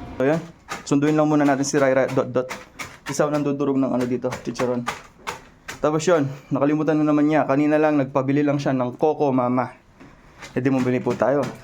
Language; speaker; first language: Filipino; native; Filipino